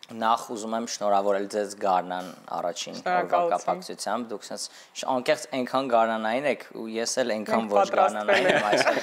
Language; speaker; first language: Armenian; native; Armenian